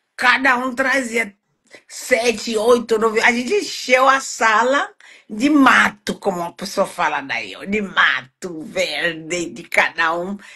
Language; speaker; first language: Portuguese; non-native, fluent; Swahili